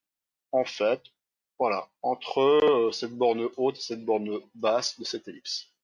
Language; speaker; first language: French; native; French